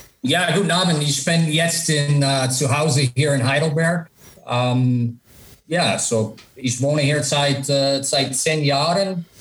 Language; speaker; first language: German; non-native, fluent; English